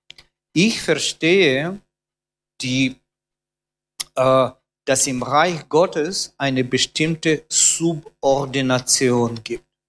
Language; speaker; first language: German; non-native, fluent; Russian